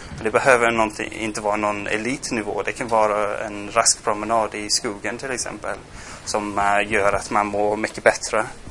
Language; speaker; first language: Swedish; non-native, fluent; English